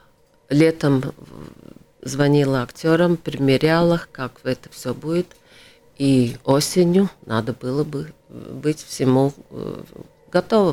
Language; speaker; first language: Russian; non-native, local second language; Latvian